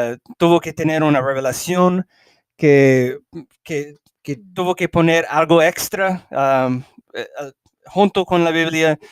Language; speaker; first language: Spanish; early bilingual, heritage; English